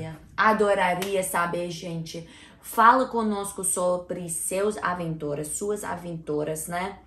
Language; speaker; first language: Portuguese; non-native, learner; English